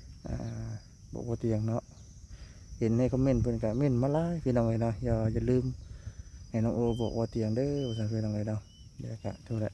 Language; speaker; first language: Thai; non-native, local second language; Lao